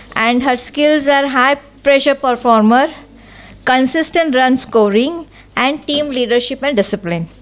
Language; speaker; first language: English; non-native, local second language; Marathi